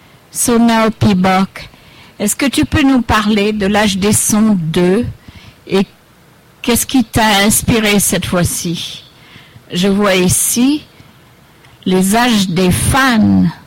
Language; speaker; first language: French; native; French